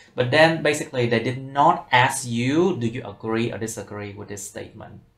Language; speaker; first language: English; non-native, fluent; Vietnamese